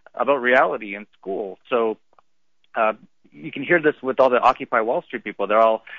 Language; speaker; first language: English; native; English